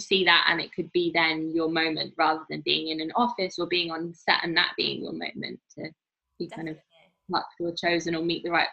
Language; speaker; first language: English; native; English